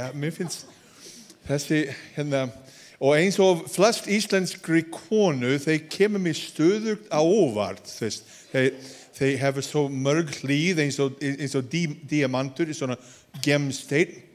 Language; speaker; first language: Icelandic; non-native, fluent; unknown